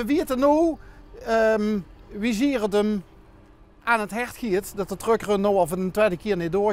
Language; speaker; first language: Dutch; native; Dutch